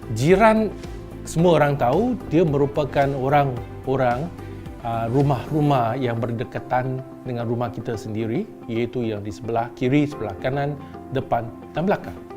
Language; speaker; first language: Malay; non-native, local second language; Chinese